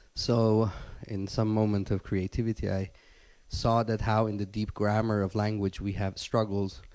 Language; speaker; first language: English; non-native, fluent; Persian